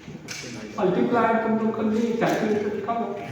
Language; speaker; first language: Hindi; non-native, local second language; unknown